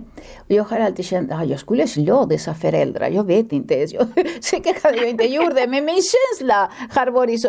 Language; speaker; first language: Swedish; non-native, fluent; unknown